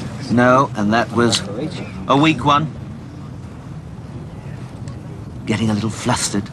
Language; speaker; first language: English; native; English